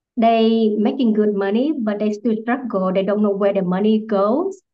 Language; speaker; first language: English; non-native, fluent; Vietnamese